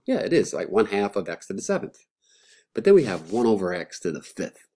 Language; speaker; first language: English; native; English